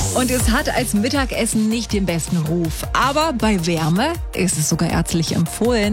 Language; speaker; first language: German; native; German